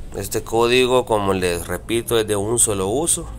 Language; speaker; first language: Spanish; native; Spanish